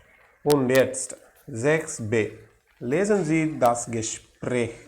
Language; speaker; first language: German; non-native, learner; Tamil